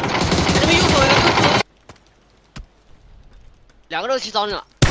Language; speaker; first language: Chinese; native; Chinese